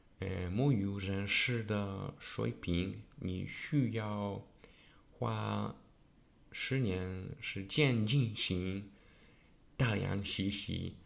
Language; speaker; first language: Chinese; non-native, learner; Polish